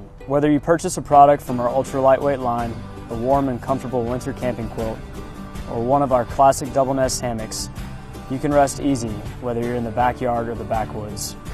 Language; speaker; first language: English; native; English